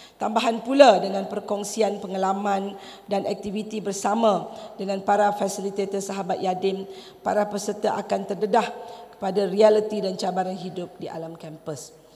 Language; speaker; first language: Malay; native; Malay